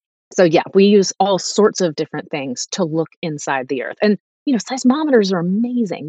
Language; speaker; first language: English; native; English